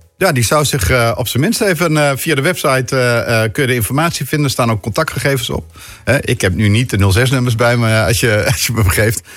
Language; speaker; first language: Dutch; native; Dutch